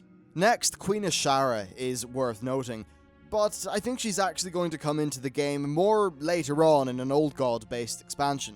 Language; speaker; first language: English; native; English